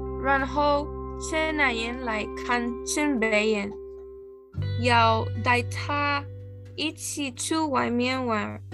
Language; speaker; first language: Chinese; non-native, learner; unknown